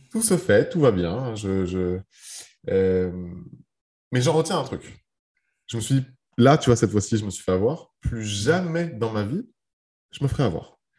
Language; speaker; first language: French; early bilingual, other home language; Arabic